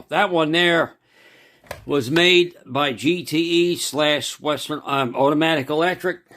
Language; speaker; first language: English; native; English